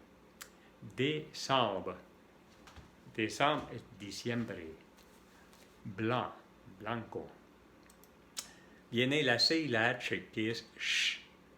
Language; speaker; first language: Spanish; non-native, fluent; French